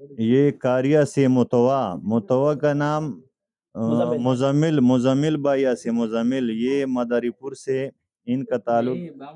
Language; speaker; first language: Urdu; non-native, learner; Bangla